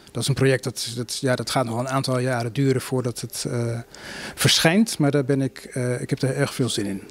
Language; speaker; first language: Dutch; native; Dutch